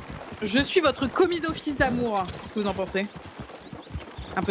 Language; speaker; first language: French; native; French